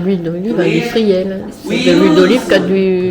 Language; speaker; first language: French; native; French